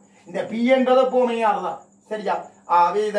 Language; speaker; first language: Tamil; native; Tamil